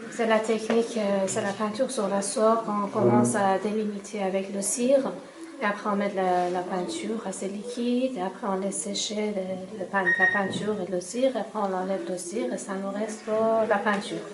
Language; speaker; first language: French; non-native, fluent; Persian